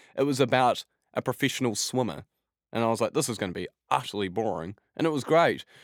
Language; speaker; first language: English; native; English